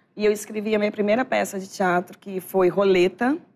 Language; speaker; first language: Portuguese; native; Portuguese